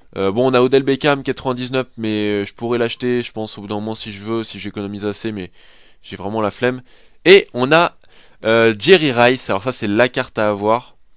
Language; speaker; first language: French; native; French